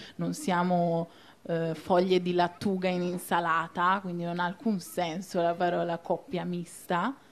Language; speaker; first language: Italian; native; Italian